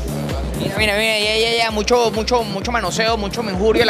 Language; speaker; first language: Spanish; native; Spanish